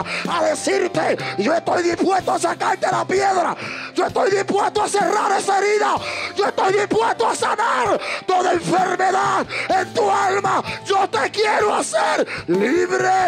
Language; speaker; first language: Spanish; native; Spanish